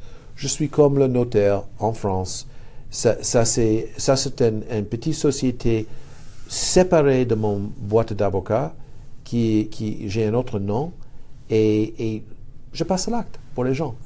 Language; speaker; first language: French; non-native, fluent; English